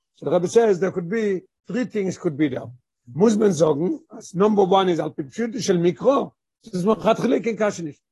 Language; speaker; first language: English; non-native, fluent; Hebrew